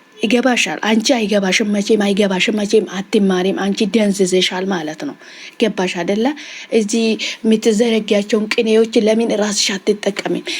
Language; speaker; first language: Amharic; native; Amharic